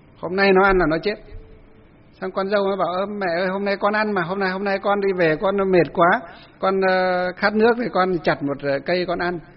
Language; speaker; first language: Vietnamese; native; Vietnamese